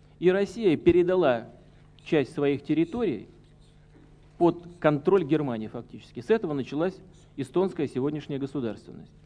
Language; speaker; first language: Russian; native; Russian